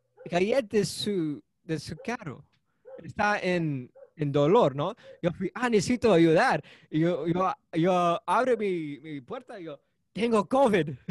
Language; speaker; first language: Spanish; early bilingual, heritage; Spanish